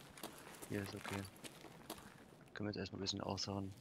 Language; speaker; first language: German; native; German